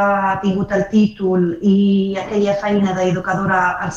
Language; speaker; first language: Catalan; non-native, fluent; Arabic